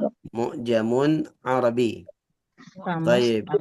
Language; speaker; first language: Arabic; non-native, fluent; Indonesian